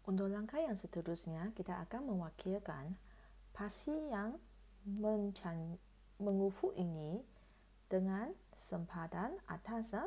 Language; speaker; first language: Malay; non-native, local second language; Chinese